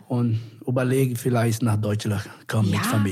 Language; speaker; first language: German; non-native, learner; Portuguese